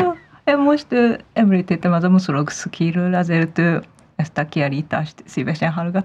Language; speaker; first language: Hungarian; non-native, learner; Japanese